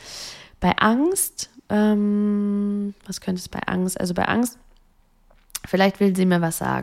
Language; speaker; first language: German; native; German